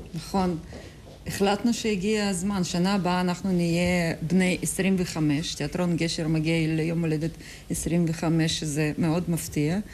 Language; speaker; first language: Hebrew; non-native, fluent; Russian